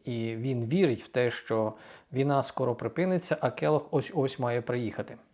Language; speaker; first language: Ukrainian; native; Ukrainian